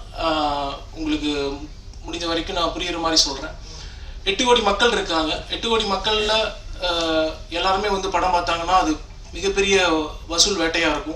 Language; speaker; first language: Tamil; native; Tamil